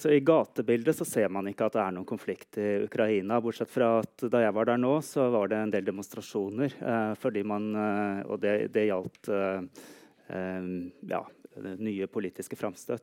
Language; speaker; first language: Norwegian; native; Norwegian